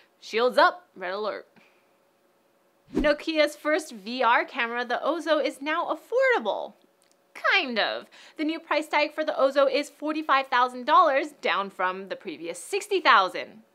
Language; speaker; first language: English; native; English